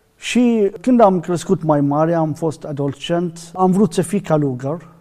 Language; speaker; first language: Romanian; non-native, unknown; Arabic